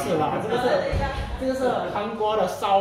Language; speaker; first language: Chinese; non-native, local second language; English